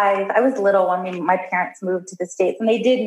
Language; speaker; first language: English; native; English